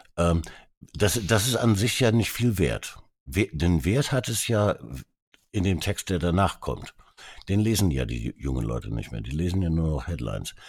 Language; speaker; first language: German; early bilingual, other home language; Hungarian